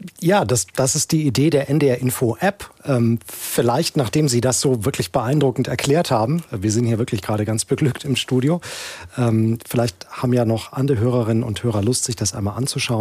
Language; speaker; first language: German; native; German